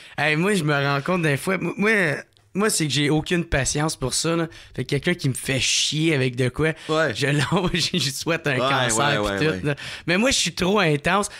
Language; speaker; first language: French; native; French